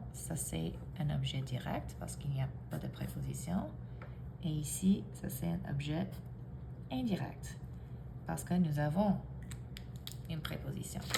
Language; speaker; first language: French; non-native, fluent; English